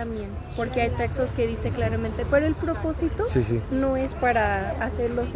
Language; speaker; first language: Spanish; non-native, fluent; English